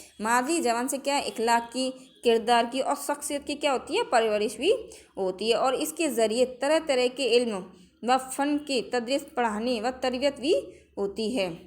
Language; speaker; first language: Urdu; native; Urdu